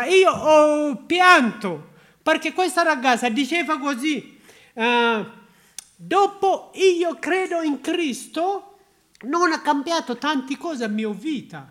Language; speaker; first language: Italian; non-native, learner; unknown